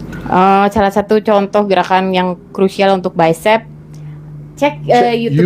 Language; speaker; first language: Indonesian; native; Indonesian